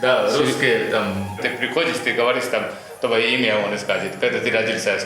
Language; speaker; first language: Russian; non-native, fluent; Nepali